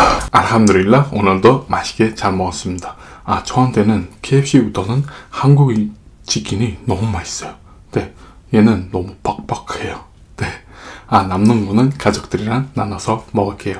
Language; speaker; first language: Korean; non-native, fluent; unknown